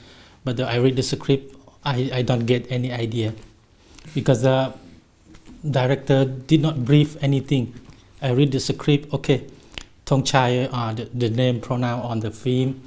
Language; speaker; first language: English; non-native, learner; Thai